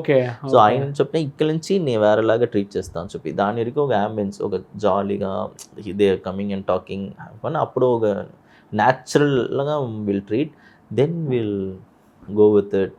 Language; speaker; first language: Telugu; early bilingual, heritage; Telugu